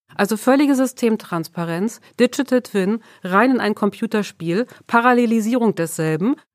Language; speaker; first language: German; early bilingual, other home language; Swedish